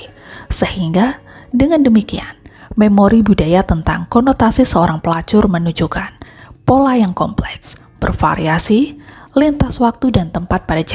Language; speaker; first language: Indonesian; native; Indonesian